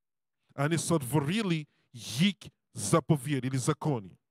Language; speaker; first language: Russian; non-native, learner; English